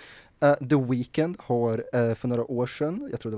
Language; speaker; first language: Swedish; native; Swedish